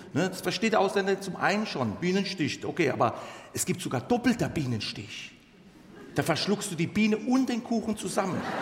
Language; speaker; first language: German; early bilingual, other home language; Turkish